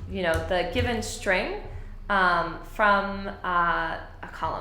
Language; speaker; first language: English; native; English